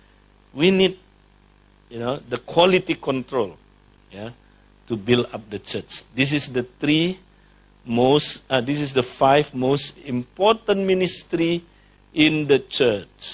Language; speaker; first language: English; non-native, fluent; Indonesian